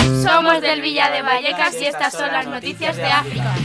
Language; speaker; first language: Spanish; native; Spanish